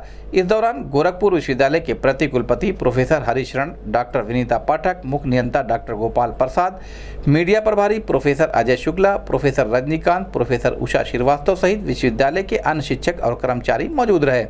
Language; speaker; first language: Hindi; native; Hindi